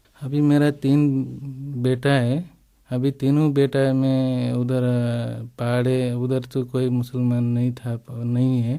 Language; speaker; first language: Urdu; non-native, learner; Nepali